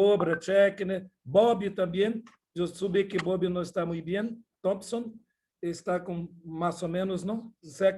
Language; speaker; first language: Spanish; non-native, learner; Portuguese